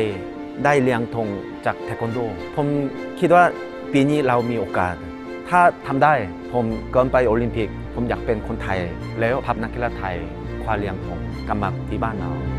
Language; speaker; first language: Thai; non-native, fluent; Korean